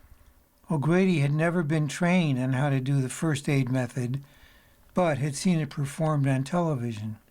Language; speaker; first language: English; native; English